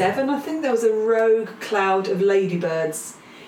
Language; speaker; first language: English; native; English